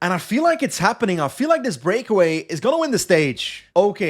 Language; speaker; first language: English; non-native, fluent; Dutch